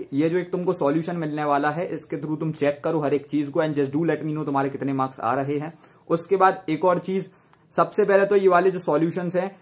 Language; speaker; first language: Hindi; native; Hindi